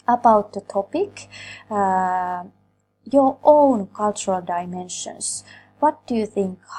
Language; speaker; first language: English; non-native, fluent; Finnish